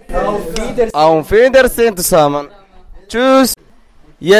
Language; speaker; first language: German; non-native, learner; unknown